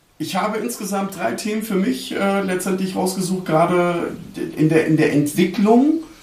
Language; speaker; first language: German; early bilingual, other home language; Turkish